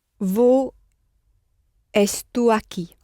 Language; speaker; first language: Portuguese; non-native, learner; English